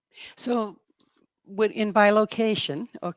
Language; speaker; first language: English; native; English